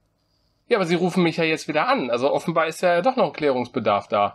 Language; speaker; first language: German; native; German